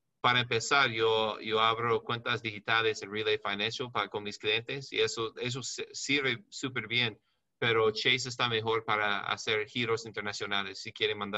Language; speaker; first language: Spanish; non-native, learner; English